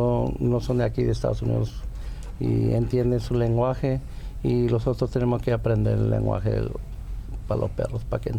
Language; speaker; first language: Spanish; early bilingual, heritage; Spanish